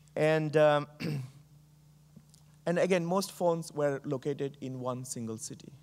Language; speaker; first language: English; non-native, local second language; Bangla